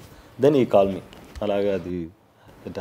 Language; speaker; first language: Telugu; non-native, learner; Tamil